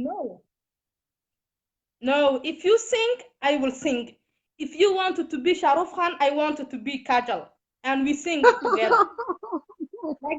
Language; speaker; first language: English; non-native, learner; Somali